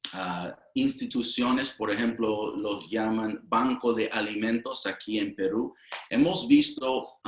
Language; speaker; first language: Spanish; non-native, fluent; English